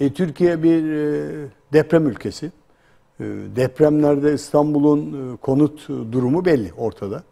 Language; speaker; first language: Turkish; native; Turkish